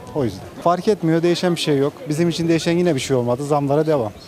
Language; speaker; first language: Turkish; native; Turkish